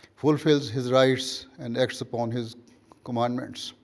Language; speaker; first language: English; non-native, local second language; Urdu